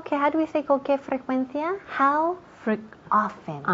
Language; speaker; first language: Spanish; non-native, fluent; English